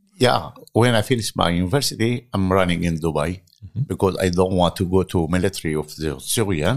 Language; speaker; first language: English; non-native, learner; Arabic